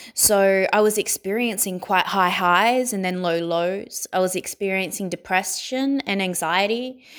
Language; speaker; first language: English; native; English